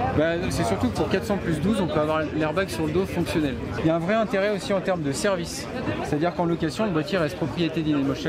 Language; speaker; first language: French; native; French